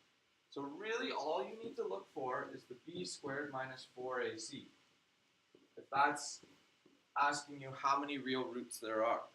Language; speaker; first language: English; native; English